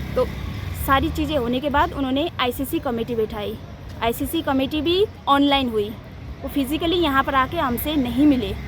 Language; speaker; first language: Hindi; native; Hindi